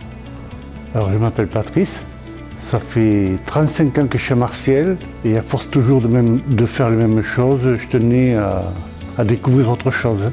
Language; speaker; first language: French; native; French